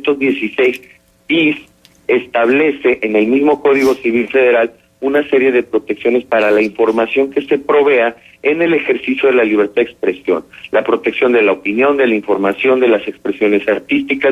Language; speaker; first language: Spanish; native; Spanish